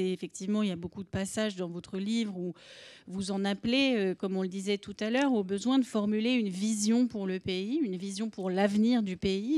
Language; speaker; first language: French; native; French